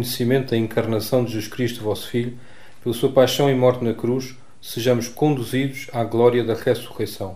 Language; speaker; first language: Portuguese; native; Portuguese